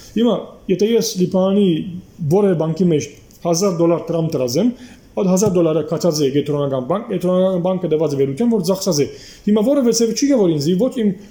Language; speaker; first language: Armenian; early bilingual, heritage; Armenian